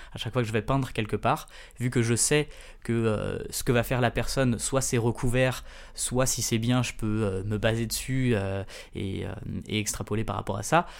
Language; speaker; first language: French; native; French